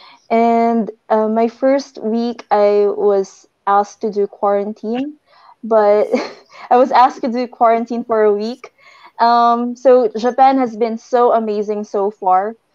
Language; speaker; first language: English; non-native, local second language; Filipino